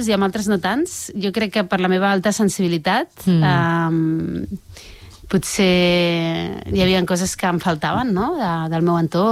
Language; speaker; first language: Catalan; native; Catalan